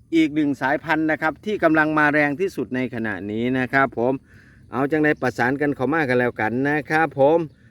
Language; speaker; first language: Thai; native; Thai